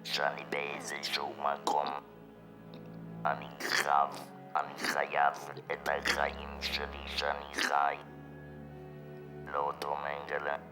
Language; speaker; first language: Hebrew; non-native, fluent; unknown